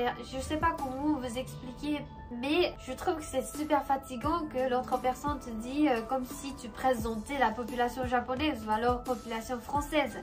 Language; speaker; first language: French; non-native, fluent; Japanese